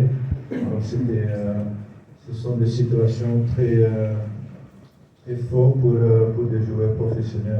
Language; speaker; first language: French; non-native, local second language; Dutch